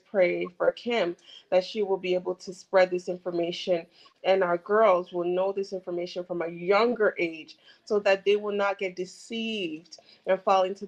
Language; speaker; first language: English; non-native, local second language; Akan